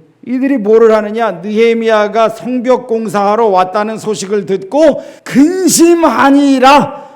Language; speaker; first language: Korean; native; Korean